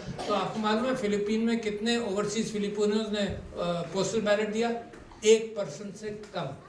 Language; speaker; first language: Urdu; native; Urdu